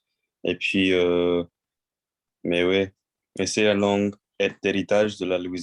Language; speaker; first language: French; non-native, learner; English